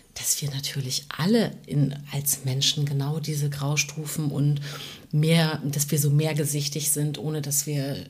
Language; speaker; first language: German; native; German